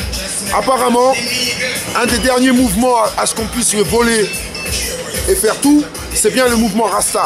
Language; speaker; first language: French; native; French